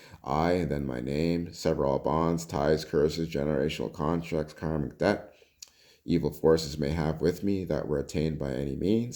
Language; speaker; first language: English; native; English